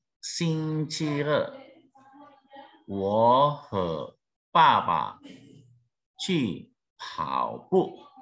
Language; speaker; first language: Chinese; non-native, fluent; Indonesian